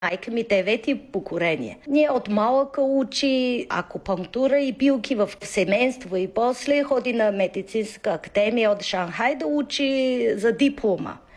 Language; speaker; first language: Bulgarian; non-native, learner; Chinese